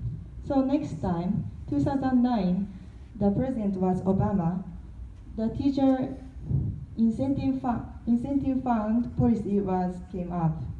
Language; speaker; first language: English; non-native, learner; Korean